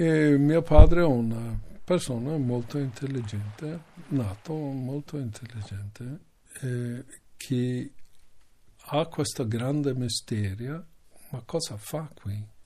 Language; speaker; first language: Italian; non-native, learner; Norwegian